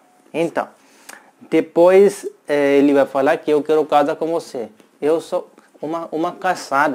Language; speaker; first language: Portuguese; non-native, learner; Hindi